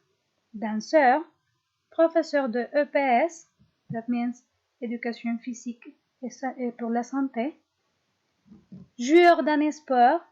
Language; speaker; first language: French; non-native, fluent; Spanish